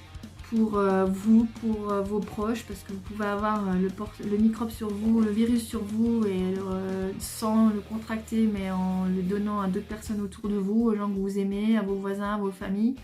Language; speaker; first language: French; native; French